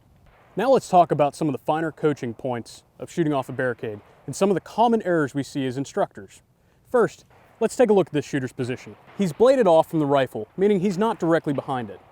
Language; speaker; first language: English; native; English